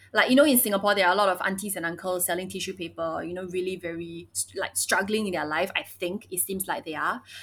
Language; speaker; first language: English; early bilingual, other home language; Chinese